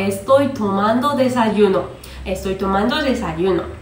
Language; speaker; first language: Spanish; non-native, fluent; Japanese